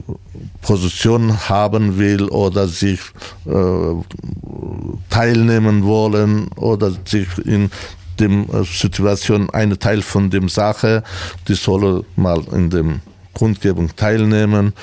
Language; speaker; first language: German; non-native, learner; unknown